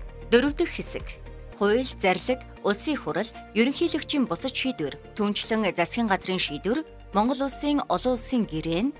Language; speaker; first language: Mongolian; native; Mongolian